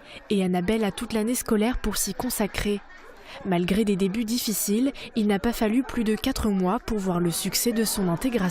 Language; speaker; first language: French; native; French